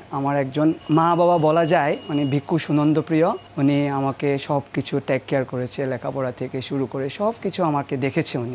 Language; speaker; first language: Bangla; non-native, local second language; Marma